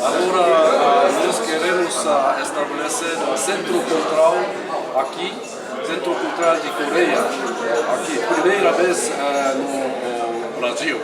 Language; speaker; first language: Portuguese; non-native, learner; Korean